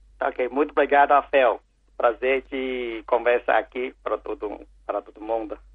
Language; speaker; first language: Portuguese; non-native, learner; Chinese